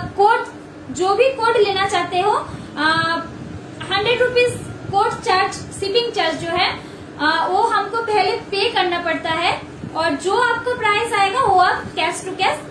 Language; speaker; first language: Hindi; non-native, local second language; Bangla